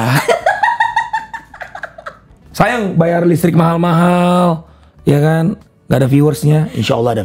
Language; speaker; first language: Indonesian; native; Indonesian